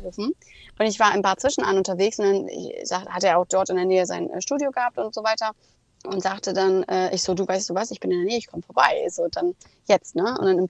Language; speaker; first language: German; native; German